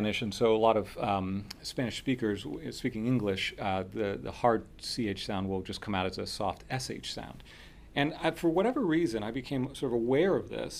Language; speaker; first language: English; early bilingual, other home language; Spanish